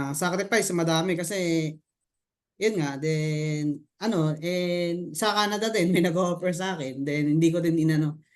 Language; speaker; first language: Filipino; native; Filipino